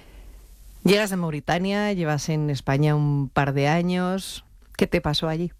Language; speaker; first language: Spanish; native; Spanish